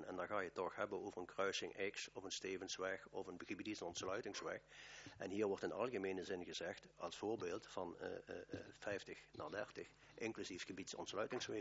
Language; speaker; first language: Dutch; native; Dutch